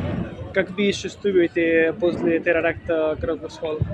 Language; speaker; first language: Russian; non-native, learner; Spanish